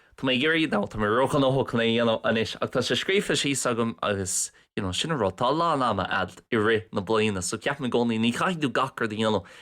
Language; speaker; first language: Irish; non-native, local second language; English